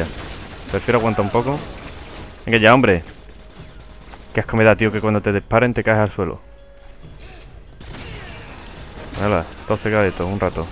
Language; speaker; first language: Spanish; native; Spanish